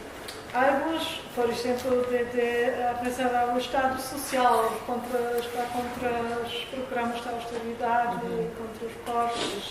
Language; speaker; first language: Portuguese; non-native, fluent; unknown